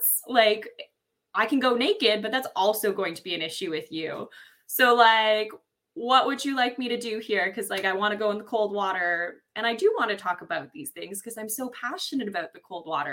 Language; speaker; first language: English; native; English